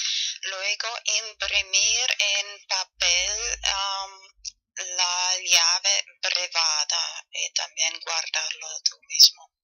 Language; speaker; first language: Spanish; non-native, learner; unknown